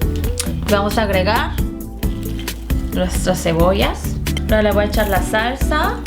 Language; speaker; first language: Spanish; non-native, fluent; Korean